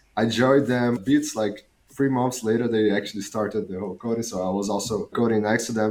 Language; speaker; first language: English; non-native, fluent; Portuguese